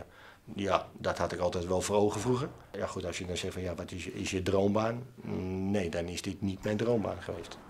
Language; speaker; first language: Dutch; native; Dutch